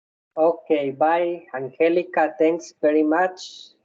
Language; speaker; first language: English; non-native, learner; Spanish